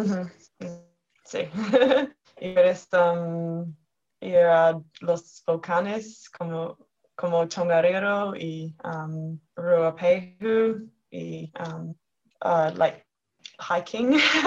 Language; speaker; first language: Spanish; non-native, learner; English